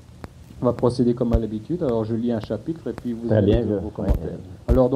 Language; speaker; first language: French; native; French